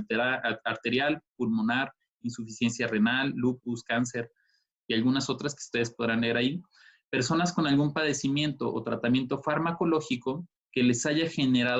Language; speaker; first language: Spanish; native; Spanish